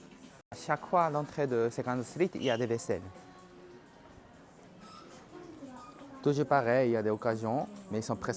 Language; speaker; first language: French; non-native, learner; Japanese